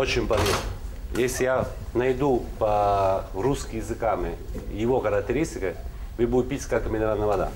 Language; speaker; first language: Russian; non-native, learner; Italian